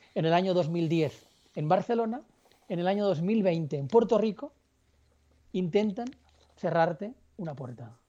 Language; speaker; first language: Spanish; native; Spanish